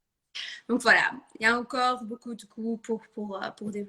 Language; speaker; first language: French; non-native, fluent; Dutch